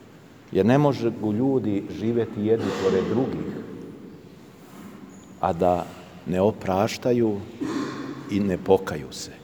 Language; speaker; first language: Serbian; native; Serbian